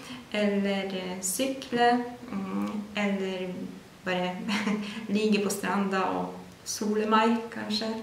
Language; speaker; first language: Norwegian; non-native, fluent; Polish